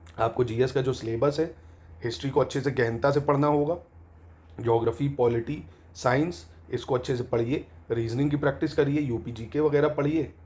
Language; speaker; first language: Hindi; native; Hindi